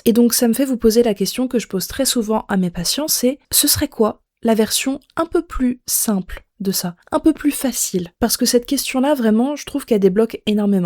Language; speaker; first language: French; native; French